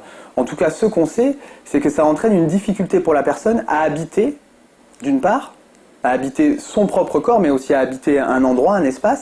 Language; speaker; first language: French; native; French